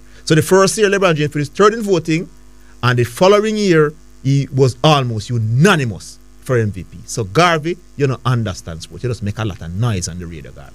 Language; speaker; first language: English; native; English